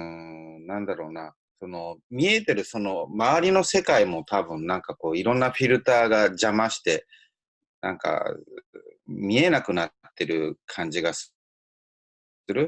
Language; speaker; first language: Japanese; native; Japanese